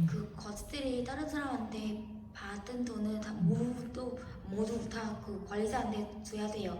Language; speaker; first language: Korean; non-native, fluent; Vietnamese